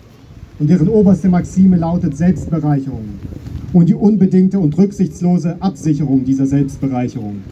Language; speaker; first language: German; native; German